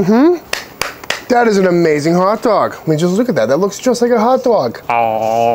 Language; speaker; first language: English; native; English